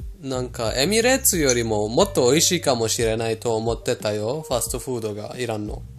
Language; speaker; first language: Japanese; non-native, fluent; Persian